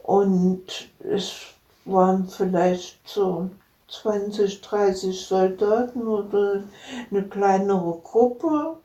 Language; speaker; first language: German; native; German